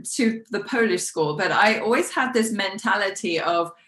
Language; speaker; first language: English; non-native, local second language; Polish